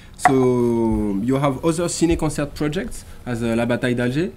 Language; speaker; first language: English; non-native, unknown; French